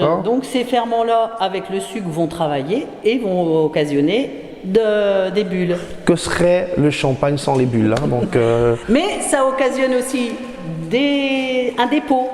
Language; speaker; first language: French; native; French